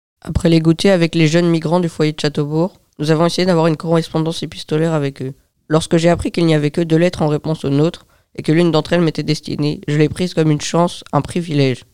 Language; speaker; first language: French; native; French